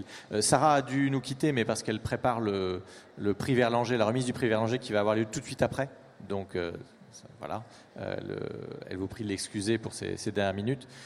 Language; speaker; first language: French; native; French